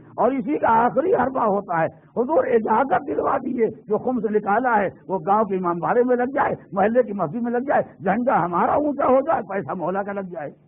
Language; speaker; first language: Urdu; native; Urdu